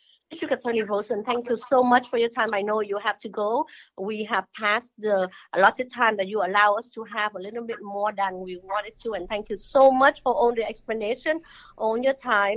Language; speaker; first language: English; non-native, fluent; Vietnamese